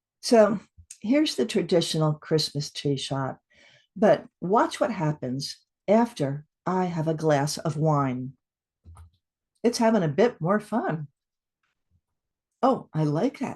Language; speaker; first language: English; native; English